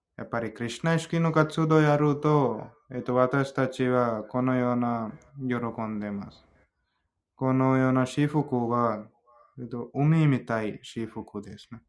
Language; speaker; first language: Japanese; non-native, fluent; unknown